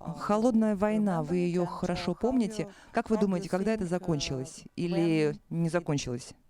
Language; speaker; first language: Russian; native; Russian